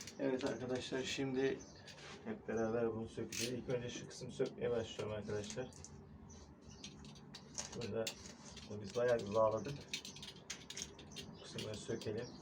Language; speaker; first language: Turkish; native; Turkish